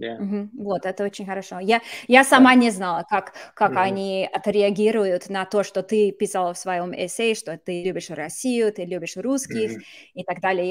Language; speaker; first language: Russian; non-native, fluent; English